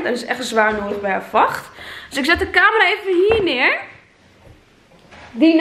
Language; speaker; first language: Dutch; native; Dutch